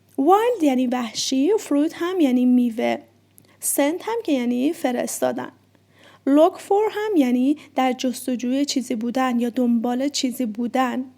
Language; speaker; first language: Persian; native; Persian